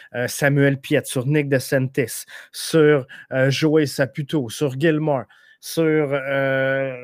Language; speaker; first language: French; native; French